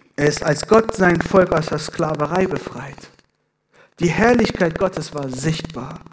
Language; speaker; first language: German; non-native, fluent; Persian